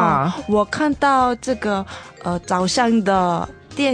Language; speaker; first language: Chinese; non-native, learner; Korean